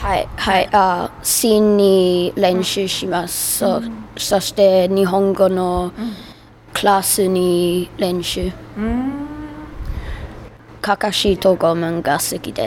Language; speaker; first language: Japanese; non-native, learner; English